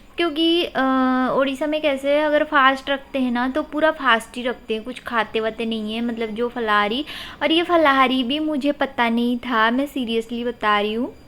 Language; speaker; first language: Hindi; non-native, local second language; Odia